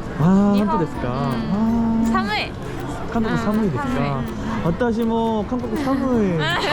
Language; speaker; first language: Japanese; non-native, learner; Korean